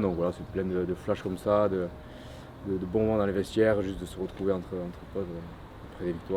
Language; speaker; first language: French; native; French